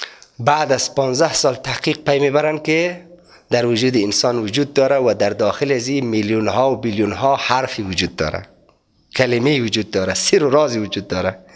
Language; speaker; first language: Persian; native; Persian